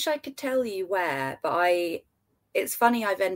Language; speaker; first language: English; native; English